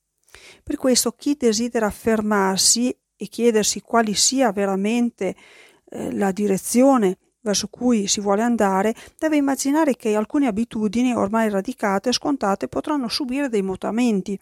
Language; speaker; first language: Italian; native; Italian